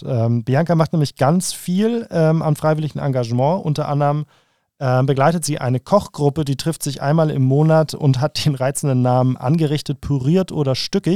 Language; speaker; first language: German; native; German